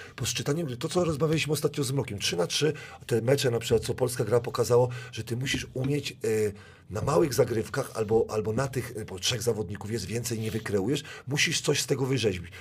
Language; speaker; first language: Polish; native; Polish